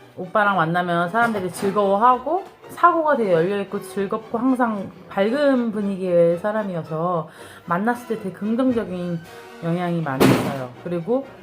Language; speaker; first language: Korean; native; Korean